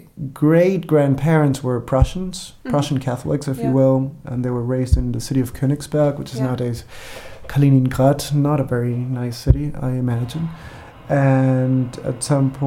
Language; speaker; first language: English; non-native, fluent; Spanish